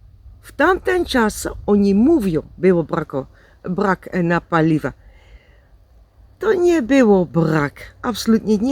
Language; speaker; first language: Polish; non-native, learner; Dutch